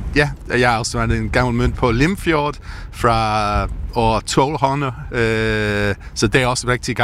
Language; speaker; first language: Danish; non-native, fluent; English